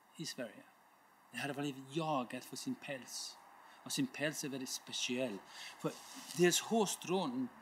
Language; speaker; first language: Swedish; non-native, learner; English